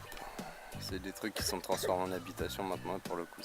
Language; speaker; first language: French; native; French